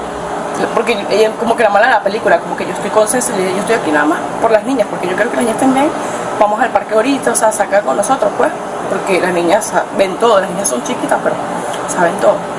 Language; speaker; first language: Spanish; native; Spanish